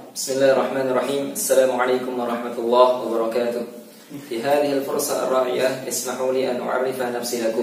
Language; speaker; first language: Arabic; non-native, learner; Indonesian